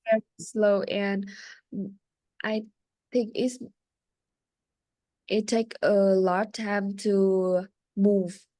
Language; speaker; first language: English; non-native, learner; Vietnamese